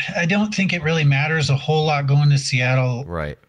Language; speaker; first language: English; native; English